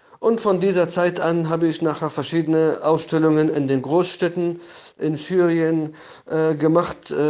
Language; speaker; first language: German; non-native, fluent; Arabic